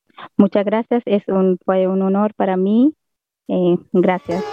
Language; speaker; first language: Spanish; non-native, learner; Hindi